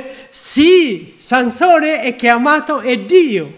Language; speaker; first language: Italian; non-native, learner; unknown